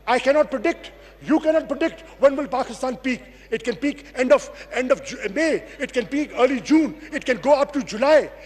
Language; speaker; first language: English; non-native, local second language; Urdu